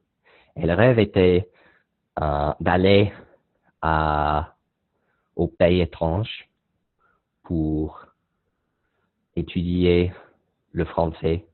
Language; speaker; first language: French; non-native, learner; English